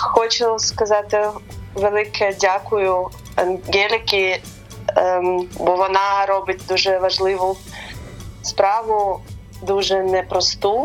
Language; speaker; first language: Ukrainian; non-native, local second language; Russian